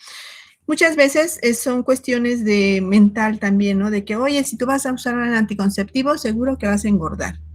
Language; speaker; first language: Spanish; native; Spanish